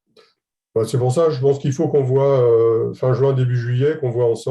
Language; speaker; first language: French; native; French